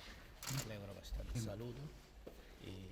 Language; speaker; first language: Spanish; non-native, fluent; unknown